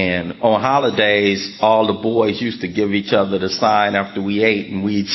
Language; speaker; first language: English; native; English